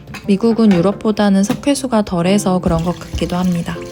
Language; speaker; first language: Korean; native; Korean